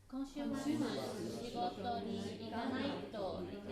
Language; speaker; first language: Japanese; non-native, learner; English